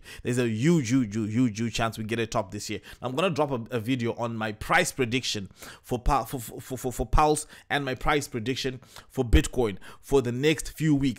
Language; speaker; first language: English; native; English